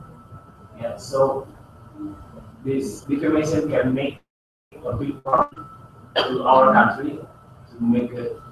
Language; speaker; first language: English; non-native, learner; Indonesian